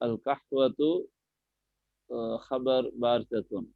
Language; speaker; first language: Arabic; non-native, learner; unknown